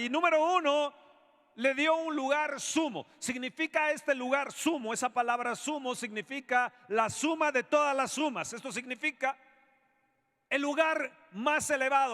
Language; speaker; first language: Spanish; native; Spanish